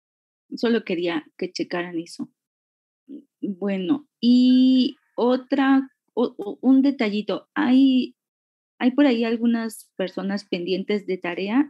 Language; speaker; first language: Spanish; native; Spanish